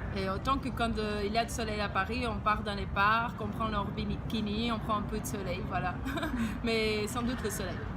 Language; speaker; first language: French; non-native, fluent; Portuguese